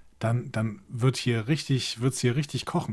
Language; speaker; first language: German; native; German